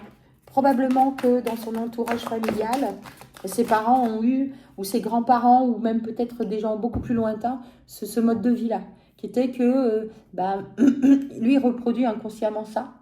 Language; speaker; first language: French; native; French